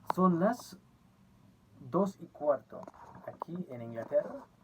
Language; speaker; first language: Spanish; non-native, fluent; English